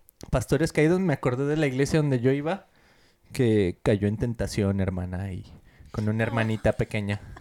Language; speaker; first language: Spanish; early bilingual, heritage; Spanish